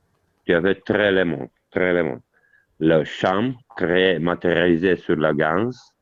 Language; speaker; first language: French; non-native, learner; Italian